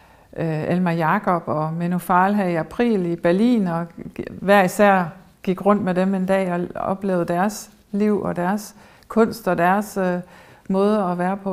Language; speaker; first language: Danish; early bilingual, heritage; German